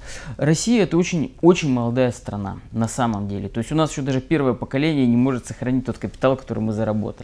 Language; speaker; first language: Russian; native; Russian